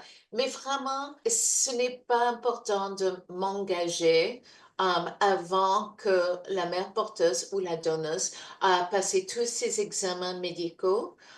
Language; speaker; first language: French; non-native, fluent; English